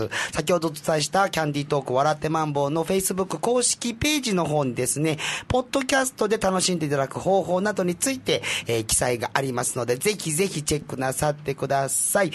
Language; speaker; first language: Japanese; native; Japanese